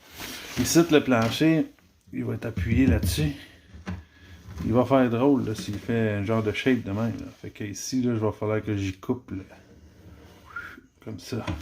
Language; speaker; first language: French; native; French